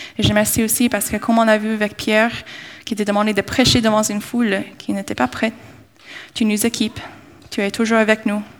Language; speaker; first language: French; non-native, fluent; English